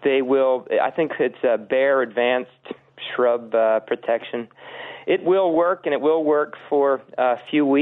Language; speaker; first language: English; native; English